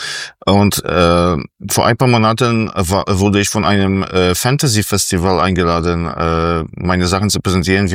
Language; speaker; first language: German; non-native, fluent; Polish